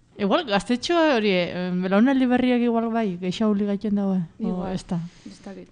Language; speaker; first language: Basque; native; Basque